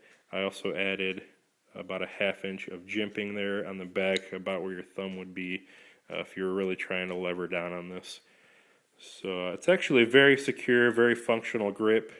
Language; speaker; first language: English; native; English